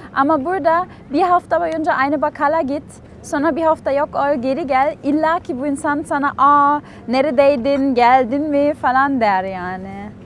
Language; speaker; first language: Turkish; non-native, fluent; German